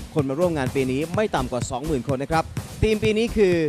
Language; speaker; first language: Thai; native; Thai